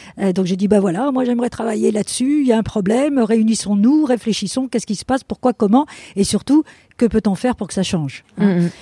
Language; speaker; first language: French; non-native, fluent; Spanish